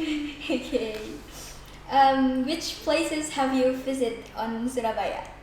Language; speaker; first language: English; non-native, learner; Indonesian